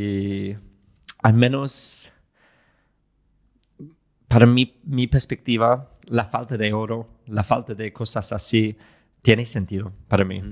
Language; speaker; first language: Spanish; non-native, fluent; English